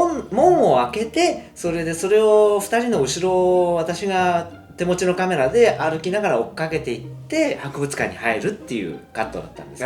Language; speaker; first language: Japanese; native; Japanese